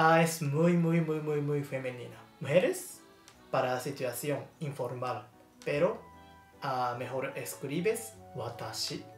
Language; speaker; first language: Spanish; non-native, learner; Japanese